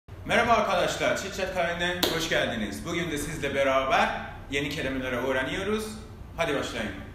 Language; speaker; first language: Turkish; non-native, fluent; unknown